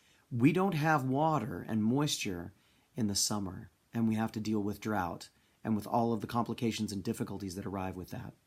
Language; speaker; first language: English; native; English